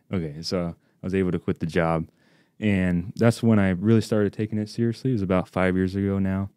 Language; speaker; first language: English; native; English